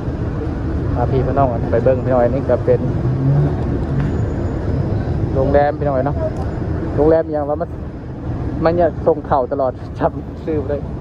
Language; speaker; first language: Thai; non-native, local second language; Lao